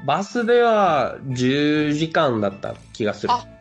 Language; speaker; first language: Japanese; non-native, fluent; Spanish